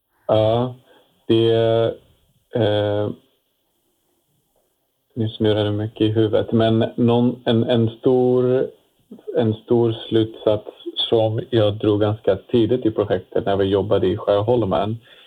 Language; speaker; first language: Swedish; non-native, fluent; Dutch